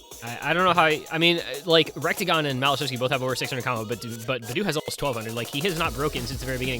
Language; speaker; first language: English; native; English